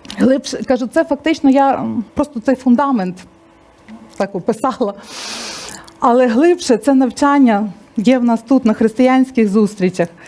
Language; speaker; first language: Ukrainian; native; Ukrainian